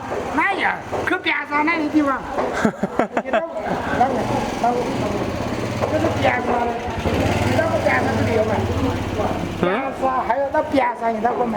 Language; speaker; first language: Chinese; native; Chinese